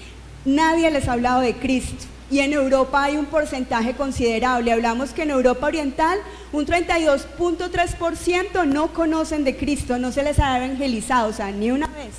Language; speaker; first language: Spanish; native; Spanish